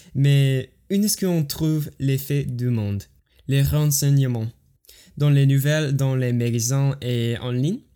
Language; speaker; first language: French; non-native, learner; English